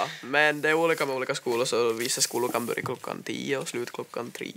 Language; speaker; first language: Swedish; native; Swedish